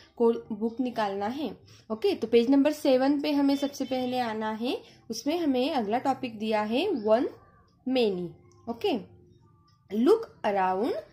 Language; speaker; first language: Hindi; non-native, local second language; Marathi